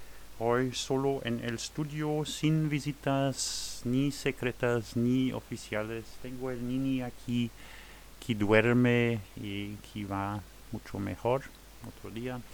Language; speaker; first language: Spanish; non-native, fluent; German